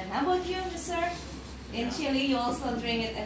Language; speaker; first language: English; non-native, learner; Indonesian